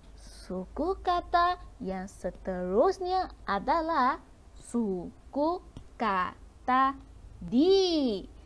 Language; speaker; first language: Malay; non-native, local second language; Chinese